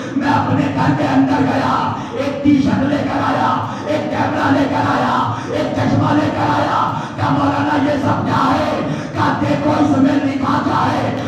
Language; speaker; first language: Urdu; native; Urdu